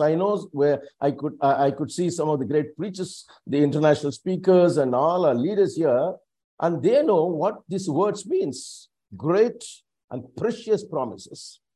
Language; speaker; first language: English; non-native, local second language; Tamil